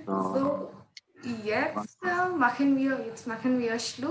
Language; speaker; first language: German; non-native, learner; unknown